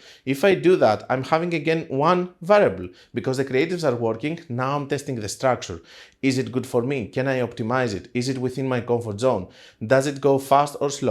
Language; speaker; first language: English; non-native, fluent; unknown